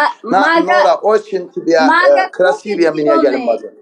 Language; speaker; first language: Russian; non-native, learner; Azerbaijani